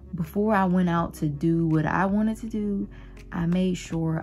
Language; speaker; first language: English; native; English